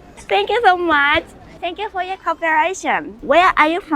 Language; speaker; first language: English; non-native, learner; Japanese